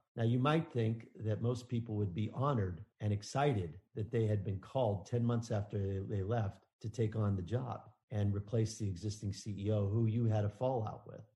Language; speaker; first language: English; native; English